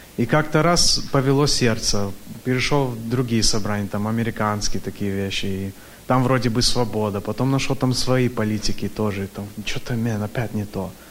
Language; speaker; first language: Russian; early bilingual, heritage; Russian